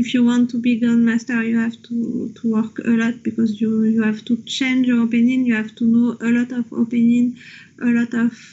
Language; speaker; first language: English; non-native, learner; French